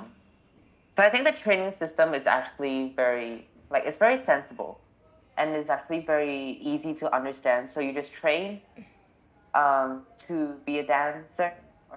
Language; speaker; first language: English; non-native, local second language; Cantonese